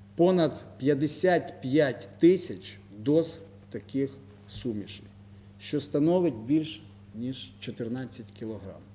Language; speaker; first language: Ukrainian; native; Ukrainian